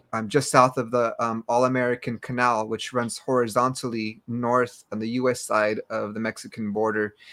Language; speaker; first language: English; native; English